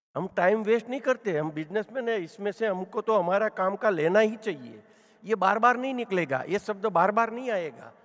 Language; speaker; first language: Hindi; non-native, local second language; Gujarati